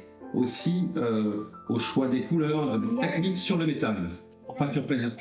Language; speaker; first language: French; native; French